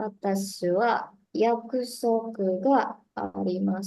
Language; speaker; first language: Japanese; non-native, learner; Indonesian